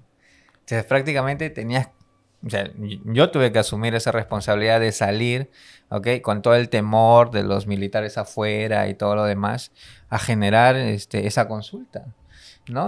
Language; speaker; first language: Spanish; native; Spanish